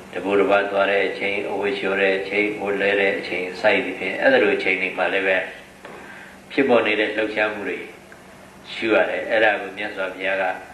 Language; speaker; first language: Burmese; native; Burmese